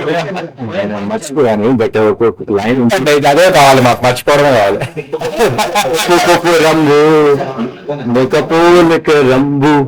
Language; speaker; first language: Telugu; non-native, learner; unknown